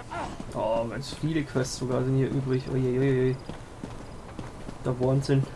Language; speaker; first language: German; native; German